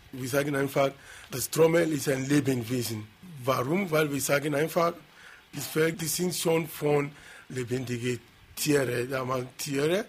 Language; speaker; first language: German; non-native, fluent; Yoruba